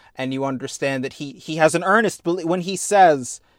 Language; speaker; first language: English; native; English